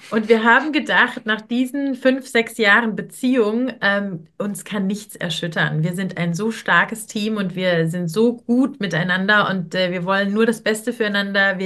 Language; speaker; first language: German; native; German